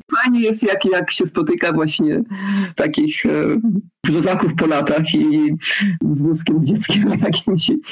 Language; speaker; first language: Polish; early bilingual, heritage; Polish